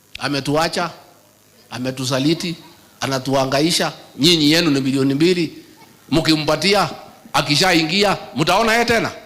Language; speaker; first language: Swahili; non-native, local second language; Kikuyu